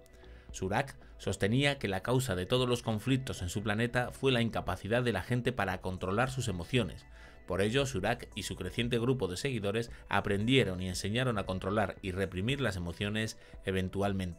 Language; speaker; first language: Spanish; native; Spanish